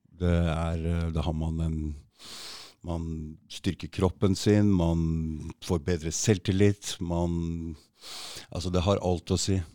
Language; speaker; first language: Norwegian; native; Norwegian